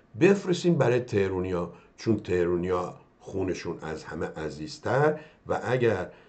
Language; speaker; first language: Persian; native; Persian